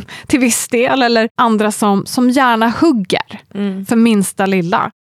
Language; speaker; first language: Swedish; native; Swedish